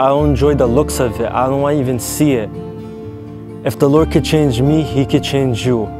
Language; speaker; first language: English; early bilingual, other home language; Arabic